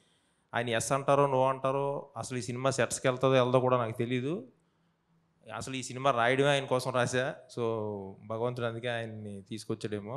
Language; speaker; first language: Telugu; native; Telugu